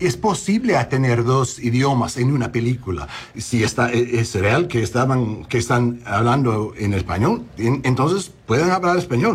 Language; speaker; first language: Spanish; non-native, learner; English